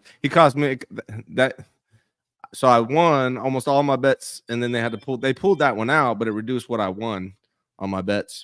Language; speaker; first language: English; native; English